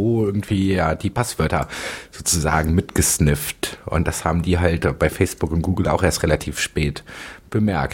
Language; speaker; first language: German; native; German